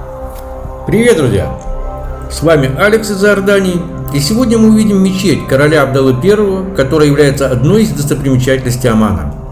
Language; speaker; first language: Russian; native; Russian